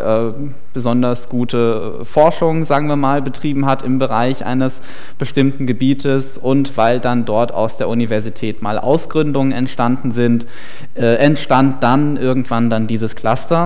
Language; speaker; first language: German; native; German